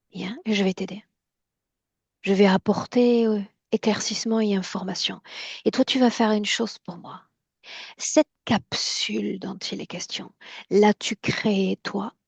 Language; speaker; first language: French; native; French